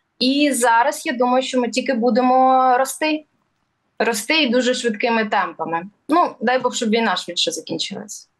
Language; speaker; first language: Ukrainian; early bilingual, other home language; Russian